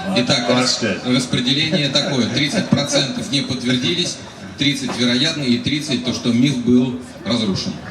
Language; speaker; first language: Russian; native; Russian